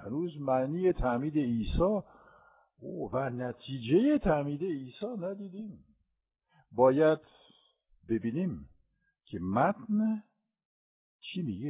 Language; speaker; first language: Persian; non-native, fluent; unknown